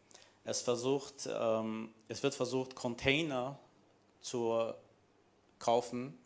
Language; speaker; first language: German; non-native, fluent; Armenian